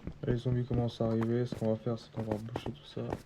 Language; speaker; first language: French; native; French